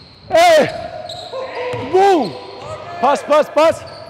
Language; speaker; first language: English; non-native, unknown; Spanish